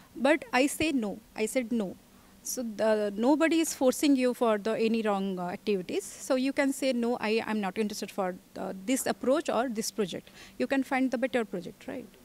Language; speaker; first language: English; non-native, local second language; Odia